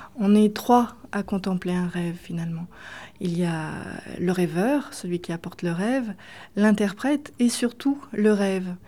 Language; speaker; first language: French; native; French